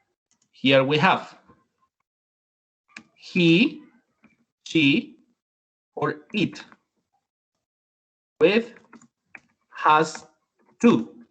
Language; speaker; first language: English; non-native, learner; Spanish